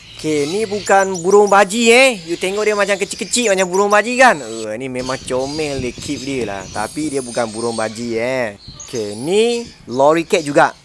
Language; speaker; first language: Malay; non-native, local second language; Chinese